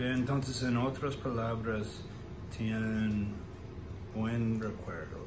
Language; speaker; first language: Spanish; non-native, learner; English